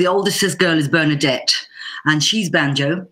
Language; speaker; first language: English; native; English